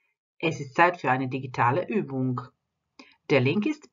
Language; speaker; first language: German; non-native, fluent; Croatian